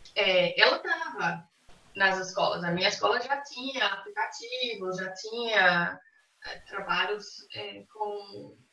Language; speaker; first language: Portuguese; non-native, fluent; English